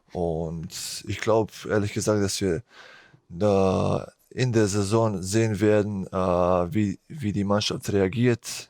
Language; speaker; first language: German; non-native, fluent; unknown